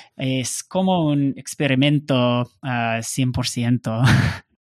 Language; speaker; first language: Spanish; non-native, learner; English